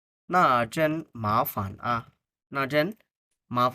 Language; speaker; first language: Chinese; non-native, fluent; Bangla